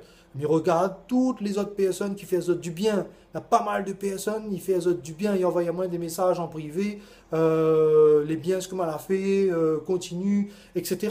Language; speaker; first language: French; non-native, local second language; Réunion Creole French